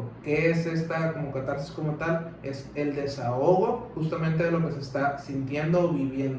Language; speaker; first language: Spanish; native; Spanish